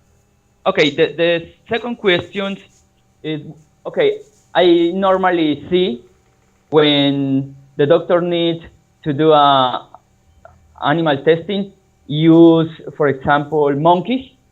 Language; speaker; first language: English; non-native, learner; Spanish